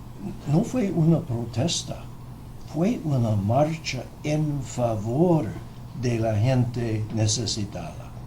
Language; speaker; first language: Spanish; non-native, fluent; English